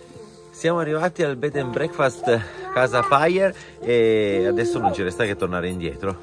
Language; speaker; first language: Italian; native; Italian